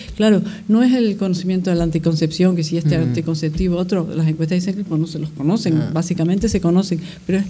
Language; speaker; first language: Spanish; native; Spanish